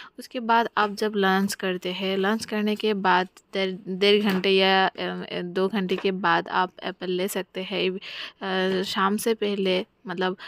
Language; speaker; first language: Hindi; non-native, local second language; Bangla